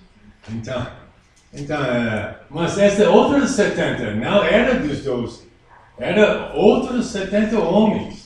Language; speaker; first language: Portuguese; non-native, fluent; English